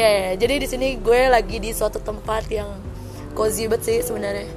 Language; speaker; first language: Indonesian; native; Indonesian